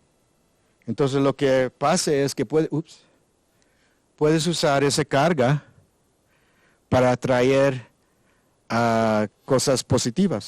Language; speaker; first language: Spanish; non-native, learner; English